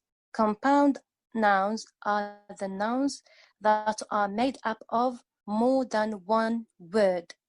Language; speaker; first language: English; non-native, fluent; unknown